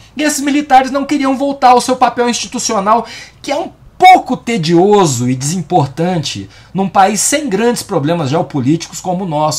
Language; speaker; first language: Portuguese; native; Portuguese